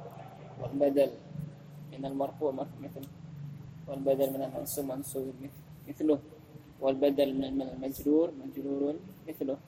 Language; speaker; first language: Arabic; non-native, fluent; Indonesian